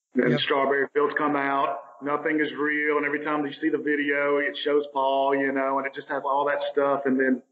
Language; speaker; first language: English; native; English